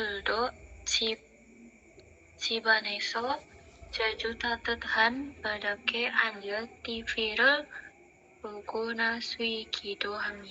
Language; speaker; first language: Korean; non-native, learner; Indonesian